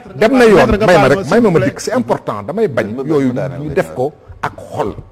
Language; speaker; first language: Wolof; non-native, local second language; Fula